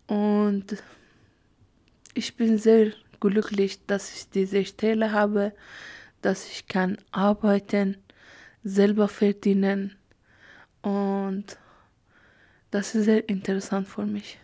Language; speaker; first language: German; non-native, learner; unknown